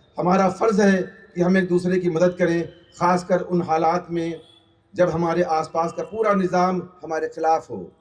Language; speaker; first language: Hindi; native; Hindi